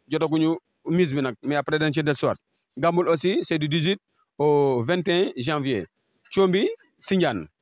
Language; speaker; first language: French; non-native, local second language; Wolof